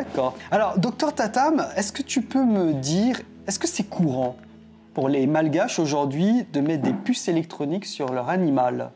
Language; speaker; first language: French; native; French